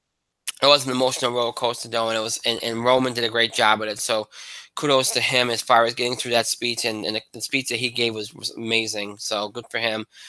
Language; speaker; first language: English; native; English